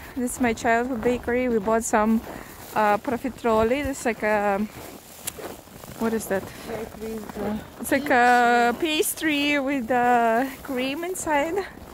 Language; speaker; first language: English; non-native, fluent; Russian